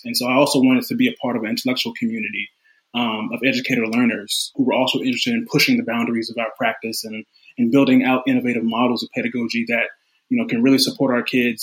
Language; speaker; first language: English; native; English